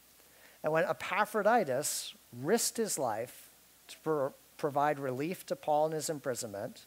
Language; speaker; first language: English; native; English